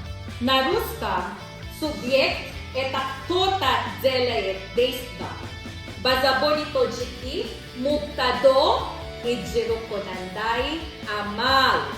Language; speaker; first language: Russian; non-native, learner; Filipino